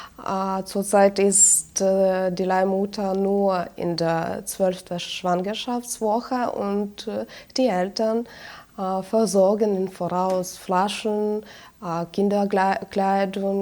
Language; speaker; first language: German; non-native, fluent; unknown